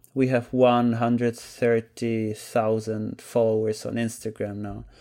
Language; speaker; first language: English; non-native, fluent; Czech